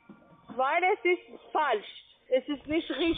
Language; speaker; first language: German; non-native, learner; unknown